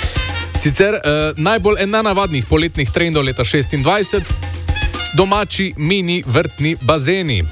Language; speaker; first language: Slovenian; native; Slovenian